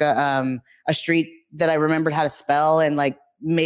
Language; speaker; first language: English; native; English